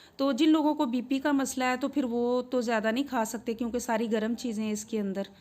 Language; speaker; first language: Urdu; non-native, local second language; Punjabi